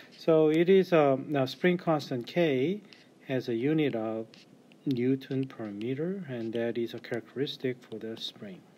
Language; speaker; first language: English; non-native, fluent; Korean